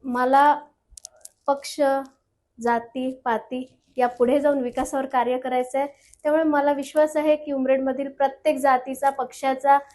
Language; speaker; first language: Marathi; native; Marathi